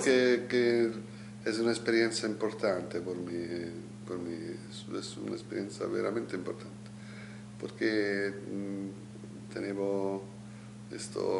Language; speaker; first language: Spanish; non-native, learner; Italian